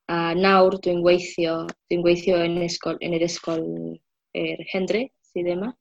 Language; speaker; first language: Welsh; non-native, fluent; Spanish